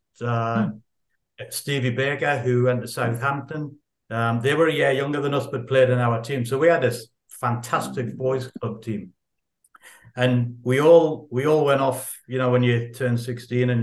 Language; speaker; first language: English; native; English